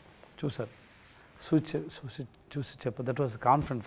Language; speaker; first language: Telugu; non-native, learner; Tamil